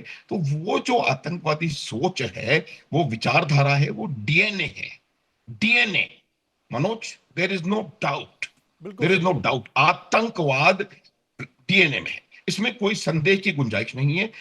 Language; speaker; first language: Hindi; native; Hindi